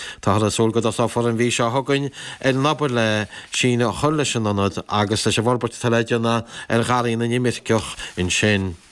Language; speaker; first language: Irish; native; Irish